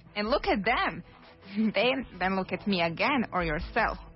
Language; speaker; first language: English; non-native, fluent; Serbian